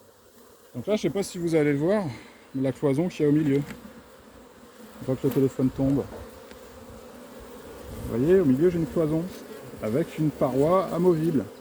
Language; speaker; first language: French; native; French